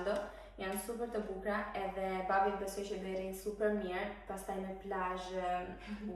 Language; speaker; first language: Albanian; early bilingual, heritage; Albanian